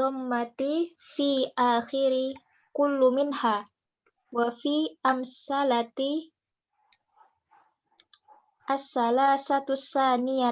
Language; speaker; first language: Arabic; non-native, learner; Indonesian